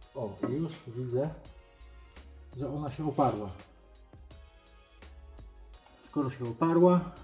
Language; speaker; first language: Polish; native; Polish